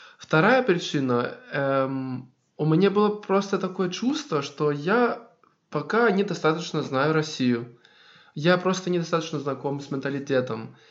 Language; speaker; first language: Russian; non-native, fluent; Greek